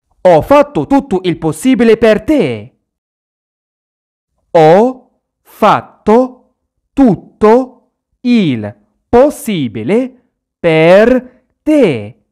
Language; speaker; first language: Italian; non-native, fluent; Arabic